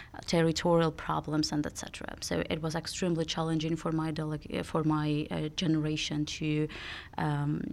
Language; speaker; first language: English; non-native, fluent; Georgian